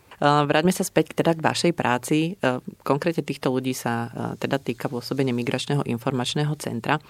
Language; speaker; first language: Slovak; native; Slovak